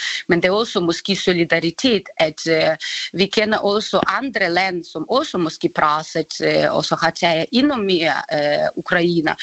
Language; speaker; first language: Danish; non-native, fluent; Ukrainian